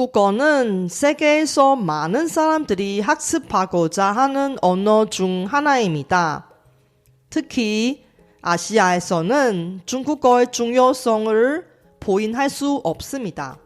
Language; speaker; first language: Korean; non-native, fluent; Chinese